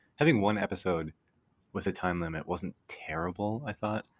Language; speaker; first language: English; native; English